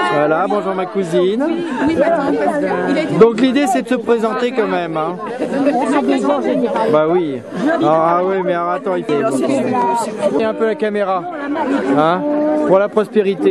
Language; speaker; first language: French; native; French